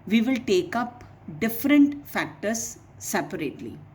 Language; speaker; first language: English; non-native, local second language; Punjabi